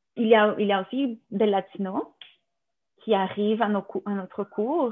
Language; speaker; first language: French; non-native, fluent; Spanish